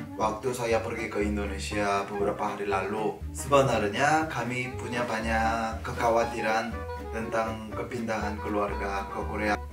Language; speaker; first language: Indonesian; non-native, fluent; Korean